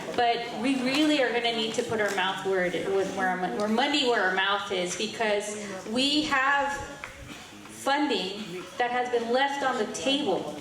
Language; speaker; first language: English; early bilingual, heritage; Spanish